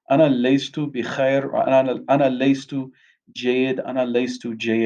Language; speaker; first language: Arabic; non-native, fluent; English